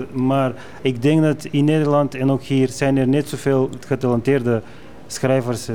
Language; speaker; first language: Dutch; non-native, fluent; Bulgarian